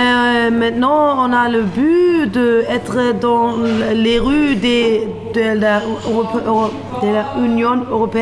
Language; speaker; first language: French; non-native, fluent; Turkish